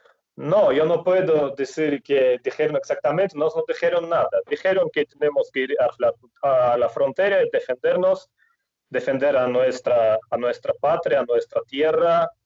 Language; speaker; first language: Spanish; non-native, fluent; Russian